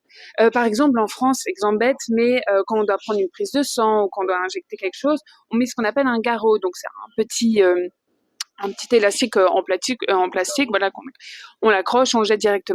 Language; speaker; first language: French; native; French